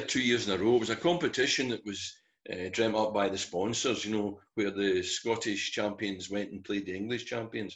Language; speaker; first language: English; native; English